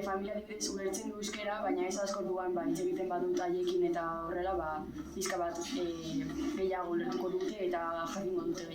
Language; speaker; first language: Basque; non-native, local second language; Spanish